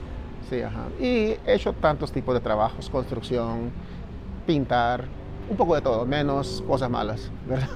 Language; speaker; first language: Spanish; native; Spanish